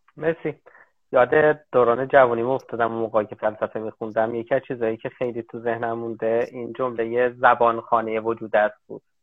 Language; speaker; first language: Persian; native; Persian